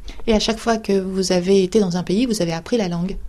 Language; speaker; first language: French; native; French